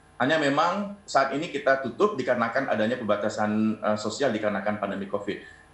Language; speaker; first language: Indonesian; native; Indonesian